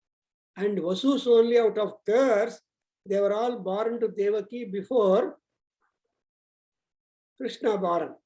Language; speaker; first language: English; non-native, local second language; Telugu